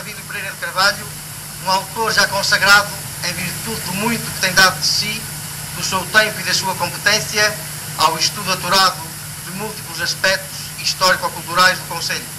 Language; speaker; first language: Portuguese; native; Portuguese